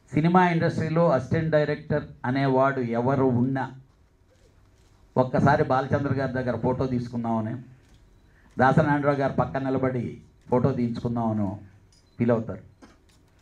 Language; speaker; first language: Telugu; native; Telugu